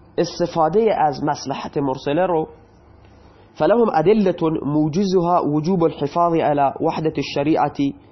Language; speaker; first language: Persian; non-native, local second language; Baluchi